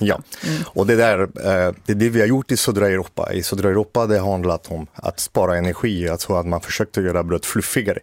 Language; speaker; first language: Swedish; native; Swedish